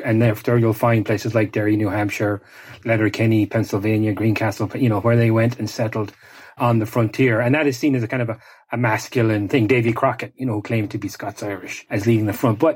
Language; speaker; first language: English; native; English